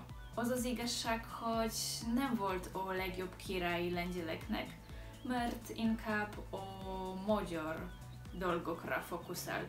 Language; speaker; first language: Hungarian; non-native, learner; Polish